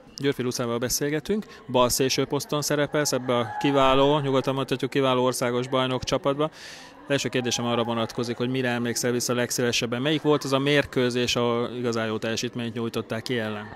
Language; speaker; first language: Hungarian; native; Hungarian